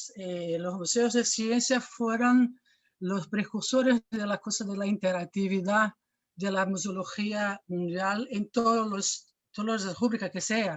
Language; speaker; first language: Spanish; non-native, fluent; Portuguese